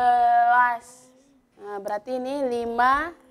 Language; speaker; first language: Indonesian; native; Indonesian